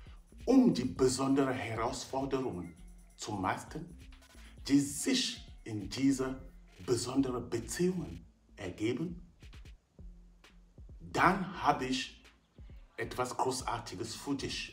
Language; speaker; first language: German; non-native, fluent; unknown